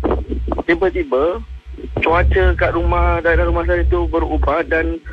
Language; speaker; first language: Malay; native; Malay